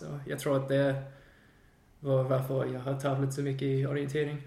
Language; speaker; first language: Swedish; non-native, fluent; English